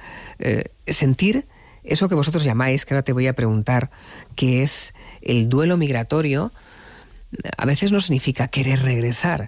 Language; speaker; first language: Spanish; native; Spanish